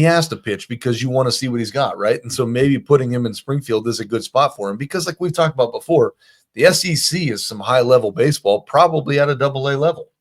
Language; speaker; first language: English; native; English